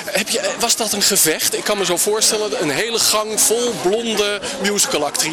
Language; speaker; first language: Dutch; native; Dutch